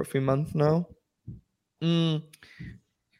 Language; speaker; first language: English; non-native, fluent; Spanish